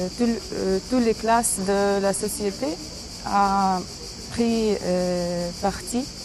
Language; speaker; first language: French; non-native, learner; Ukrainian